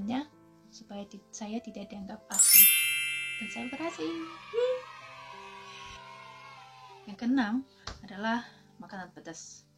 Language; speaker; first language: Indonesian; non-native, fluent; Russian